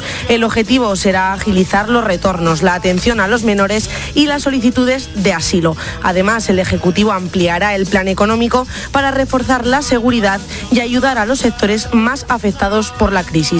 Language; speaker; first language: Spanish; native; Spanish